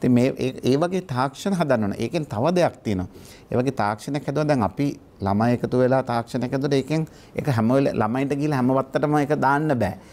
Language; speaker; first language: Sinhala; native; Sinhala